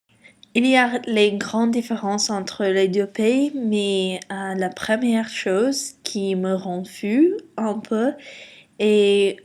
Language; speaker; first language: French; non-native, learner; English